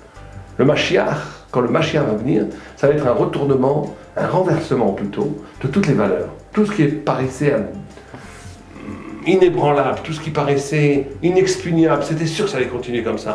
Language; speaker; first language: French; native; French